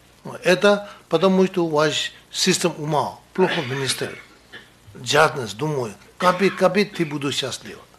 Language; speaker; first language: Russian; non-native, learner; Tibetan